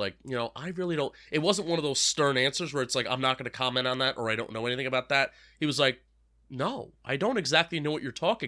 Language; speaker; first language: English; native; English